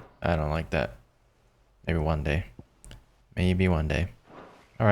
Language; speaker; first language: English; native; English